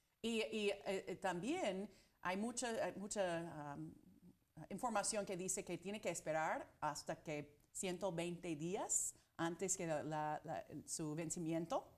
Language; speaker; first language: Spanish; non-native, fluent; English